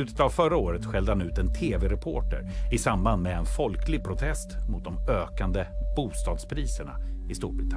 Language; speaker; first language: Swedish; native; Swedish